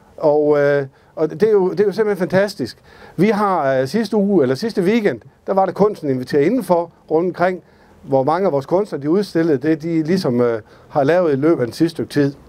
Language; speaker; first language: Danish; native; Danish